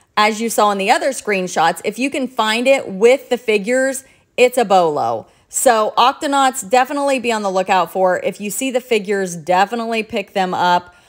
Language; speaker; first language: English; native; English